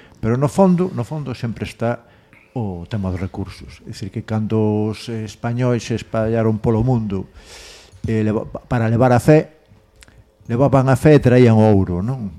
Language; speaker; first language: Galician; non-native, local second language; Spanish